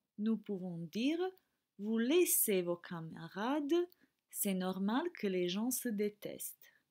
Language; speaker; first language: French; non-native, fluent; Croatian